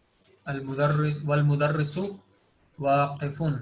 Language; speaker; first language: Arabic; non-native, fluent; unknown